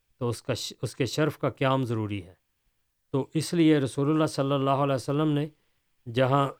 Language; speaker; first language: Urdu; native; Urdu